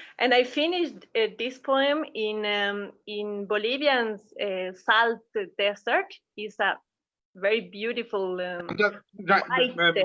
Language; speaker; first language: English; non-native, fluent; Spanish